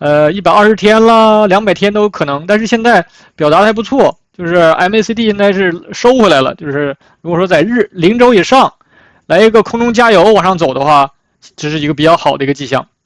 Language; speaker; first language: Chinese; native; Chinese